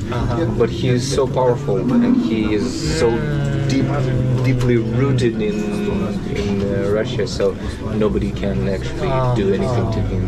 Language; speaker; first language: English; non-native, fluent; Russian